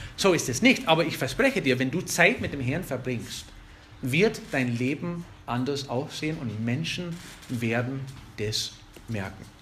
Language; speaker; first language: German; non-native, fluent; English